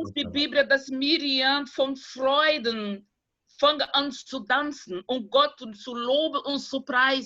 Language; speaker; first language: German; non-native, fluent; Portuguese